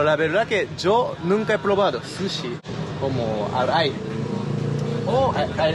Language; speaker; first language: Spanish; non-native, learner; Japanese